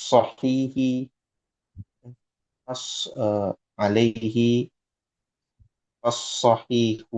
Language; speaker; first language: Arabic; non-native, learner; Indonesian